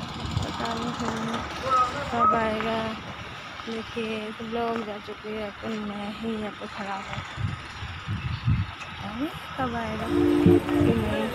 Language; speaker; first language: Hindi; non-native, local second language; Assamese